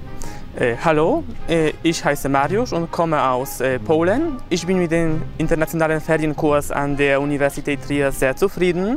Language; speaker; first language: German; non-native, learner; Polish